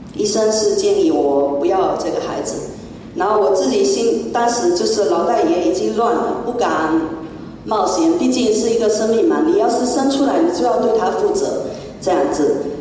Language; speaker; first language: Chinese; native; Chinese